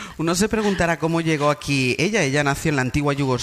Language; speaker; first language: Spanish; native; Spanish